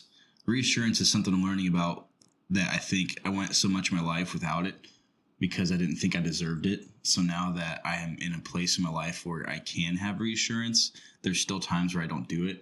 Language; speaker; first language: English; native; English